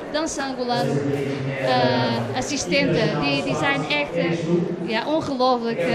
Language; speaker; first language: Dutch; non-native, fluent; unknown